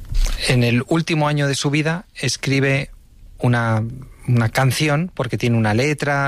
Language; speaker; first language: Spanish; native; Spanish